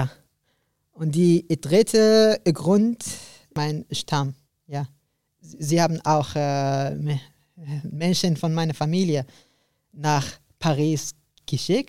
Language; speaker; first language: German; non-native, learner; Arabic